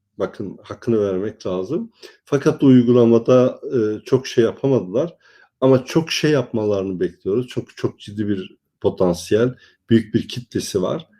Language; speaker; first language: Turkish; non-native, local second language; Kurdish